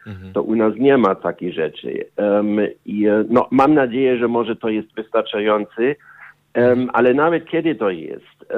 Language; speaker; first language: Polish; non-native, learner; German